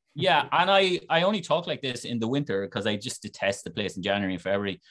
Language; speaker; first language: English; native; English